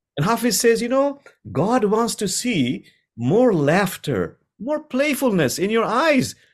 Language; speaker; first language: English; non-native, local second language; Bangla